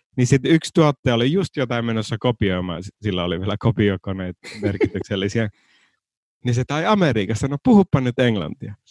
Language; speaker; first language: Finnish; native; Finnish